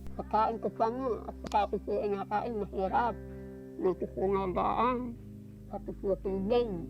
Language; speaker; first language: Filipino; native; Filipino